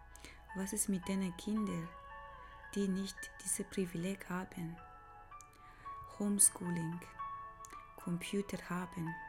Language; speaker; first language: German; non-native, fluent; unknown